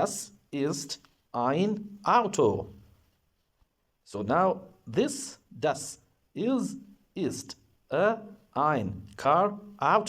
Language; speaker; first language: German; non-native, fluent; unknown